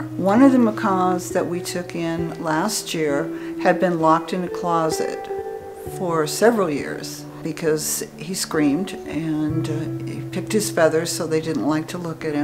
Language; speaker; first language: English; native; English